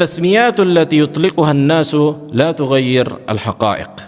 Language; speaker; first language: Arabic; non-native, fluent; Indonesian